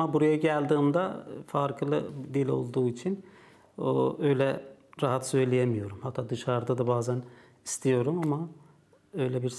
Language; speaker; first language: Turkish; non-native, fluent; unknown